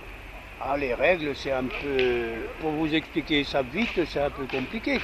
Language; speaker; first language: French; native; French